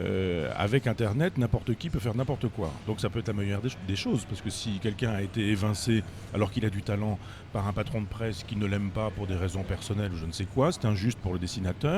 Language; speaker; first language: French; native; French